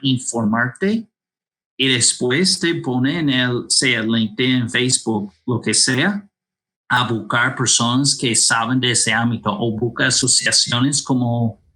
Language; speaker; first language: Spanish; non-native, fluent; English